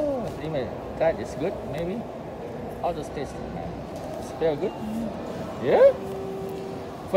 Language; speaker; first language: English; non-native, learner; Indonesian